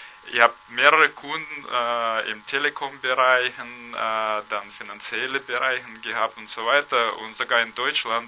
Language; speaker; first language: German; non-native, fluent; Russian